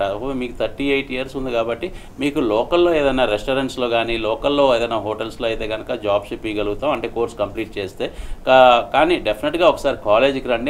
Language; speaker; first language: Telugu; native; Telugu